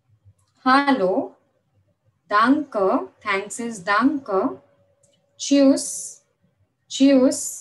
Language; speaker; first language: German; non-native, fluent; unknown